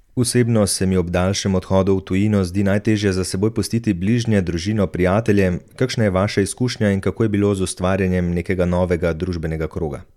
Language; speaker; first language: Slovenian; native; Slovenian